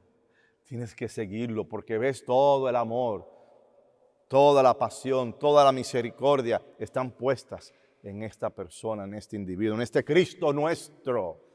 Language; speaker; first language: Spanish; native; Spanish